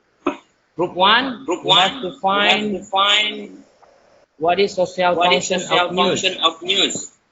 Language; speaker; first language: English; non-native, learner; Indonesian